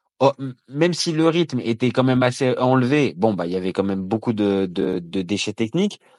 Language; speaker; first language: French; native; French